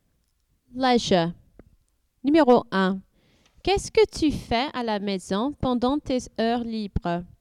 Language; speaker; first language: French; non-native, learner; English